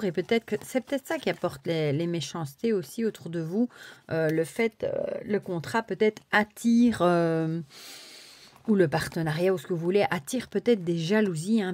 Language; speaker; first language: French; native; French